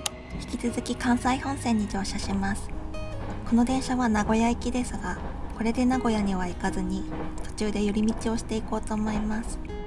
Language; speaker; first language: Japanese; native; Japanese